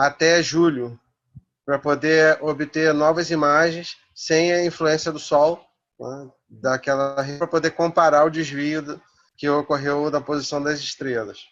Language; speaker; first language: Portuguese; native; Portuguese